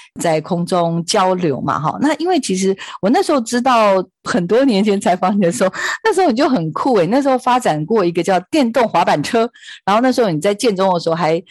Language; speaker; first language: Chinese; native; Chinese